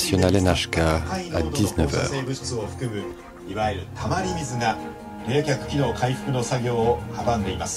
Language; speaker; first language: French; native; French